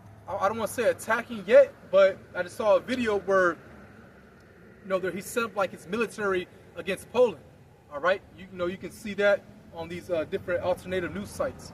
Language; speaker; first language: English; native; English